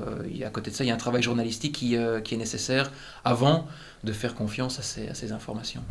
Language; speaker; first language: French; native; French